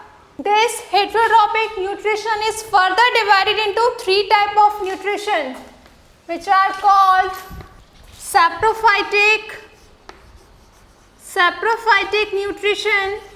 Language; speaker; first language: English; non-native, local second language; Hindi